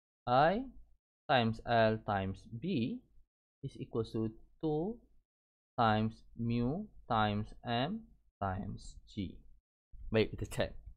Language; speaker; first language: English; non-native, local second language; Malay